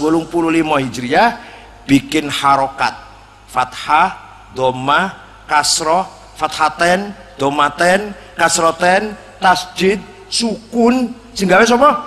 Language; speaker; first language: Indonesian; native; Indonesian